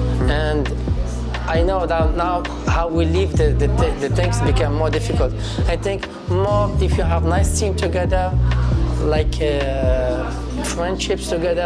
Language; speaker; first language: English; non-native, fluent; French